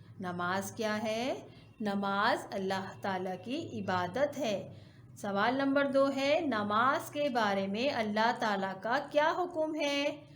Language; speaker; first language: Hindi; non-native, local second language; Punjabi